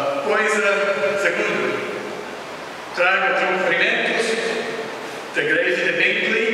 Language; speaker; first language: Portuguese; non-native, learner; English